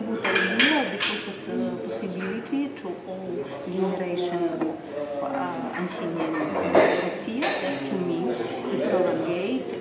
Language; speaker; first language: English; non-native, learner; Russian